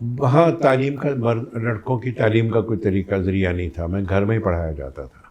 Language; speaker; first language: Urdu; native; Urdu